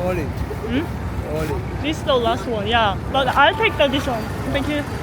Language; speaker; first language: English; non-native, learner; Korean